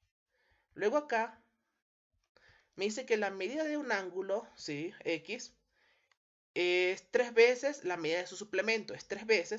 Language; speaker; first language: Spanish; native; Spanish